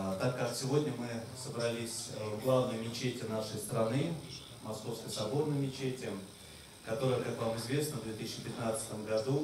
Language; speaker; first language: Russian; native; Russian